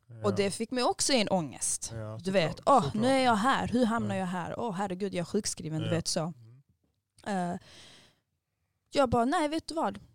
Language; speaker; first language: Swedish; early bilingual, other home language; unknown